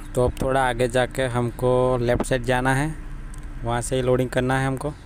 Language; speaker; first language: Hindi; non-native, local second language; Gujarati